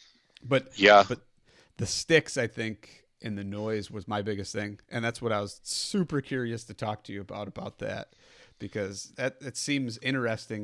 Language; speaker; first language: English; native; English